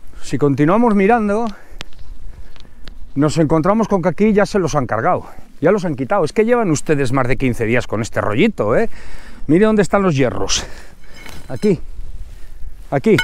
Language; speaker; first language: Spanish; native; Spanish